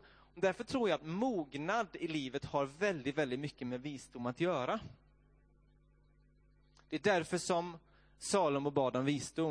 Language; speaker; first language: Swedish; native; Swedish